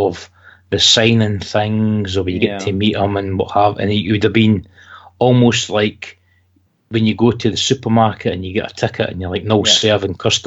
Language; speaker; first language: English; native; English